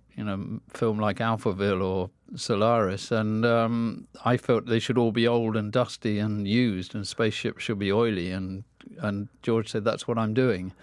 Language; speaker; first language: English; native; English